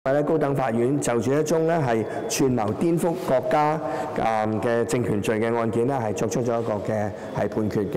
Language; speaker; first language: Chinese; non-native, local second language; Cantonese